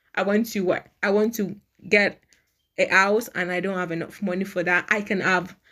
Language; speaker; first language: English; non-native, local second language; Yoruba